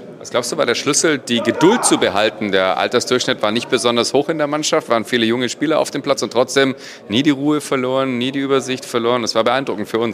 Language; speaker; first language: German; native; German